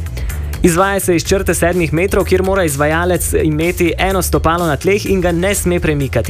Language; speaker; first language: Slovenian; native; Slovenian